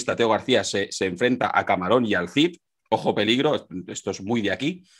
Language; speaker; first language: Spanish; native; Spanish